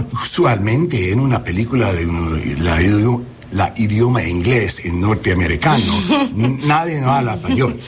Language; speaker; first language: Spanish; early bilingual, heritage; English